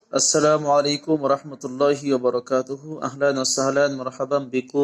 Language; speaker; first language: Arabic; non-native, fluent; Bangla